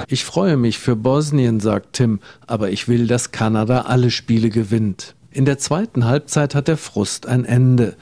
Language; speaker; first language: German; native; German